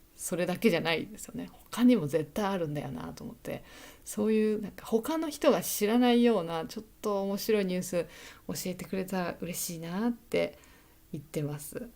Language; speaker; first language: Japanese; native; Japanese